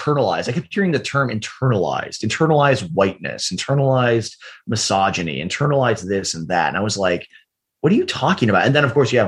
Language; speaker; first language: English; native; English